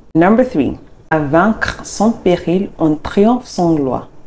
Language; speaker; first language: French; non-native, fluent; English